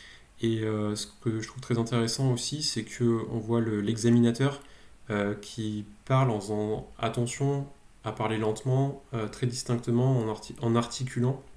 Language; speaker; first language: French; native; French